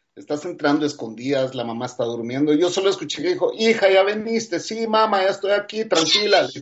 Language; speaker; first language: Spanish; native; Spanish